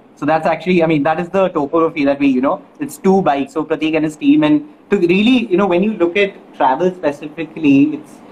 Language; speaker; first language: English; non-native, local second language; Malayalam